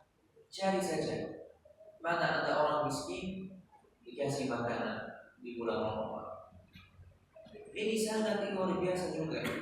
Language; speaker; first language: Indonesian; non-native, learner; Arabic